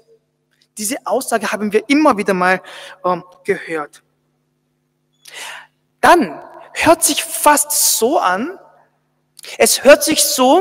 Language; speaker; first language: German; non-native, fluent; Korean